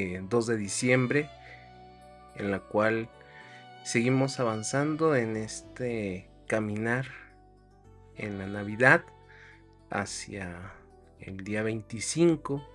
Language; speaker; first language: Spanish; native; Spanish